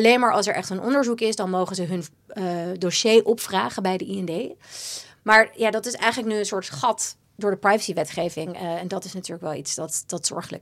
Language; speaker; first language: Dutch; native; Dutch